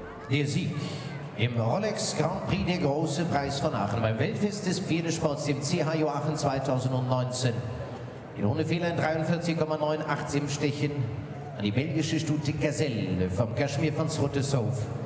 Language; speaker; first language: German; native; German